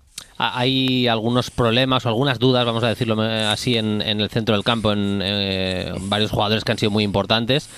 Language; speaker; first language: Spanish; native; Spanish